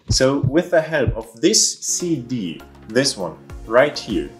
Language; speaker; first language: English; non-native, fluent; German